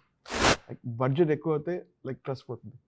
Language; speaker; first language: Telugu; non-native, learner; Tamil